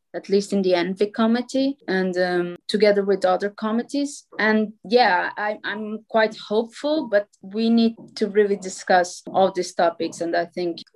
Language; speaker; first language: English; non-native, fluent; Portuguese